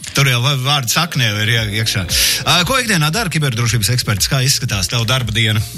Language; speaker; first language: Latvian; native; Latvian